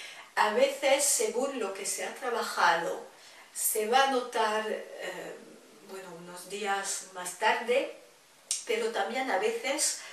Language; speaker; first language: Spanish; non-native, fluent; French